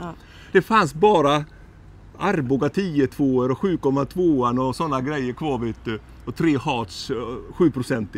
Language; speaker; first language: Swedish; native; Swedish